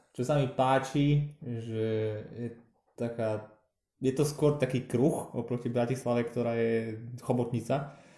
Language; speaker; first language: Slovak; native; Slovak